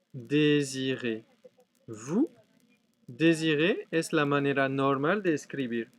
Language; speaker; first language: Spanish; non-native, fluent; French